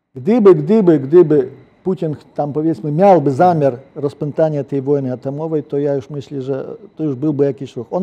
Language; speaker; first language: Polish; non-native, fluent; Ukrainian